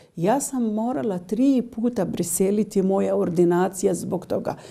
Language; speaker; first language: Bosnian; non-native, learner; Arabic